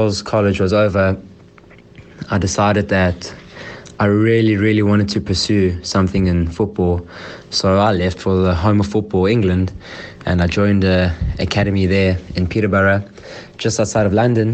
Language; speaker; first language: English; native; English